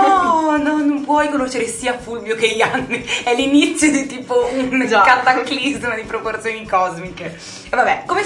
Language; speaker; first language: Italian; native; Italian